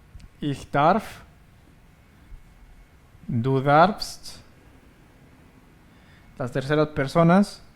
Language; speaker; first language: German; non-native, fluent; Spanish